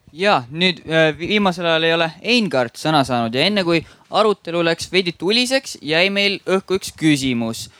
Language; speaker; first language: Estonian; native; Estonian